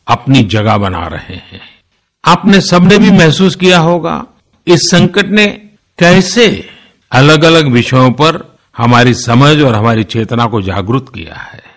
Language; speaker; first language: Hindi; non-native, local second language; Gujarati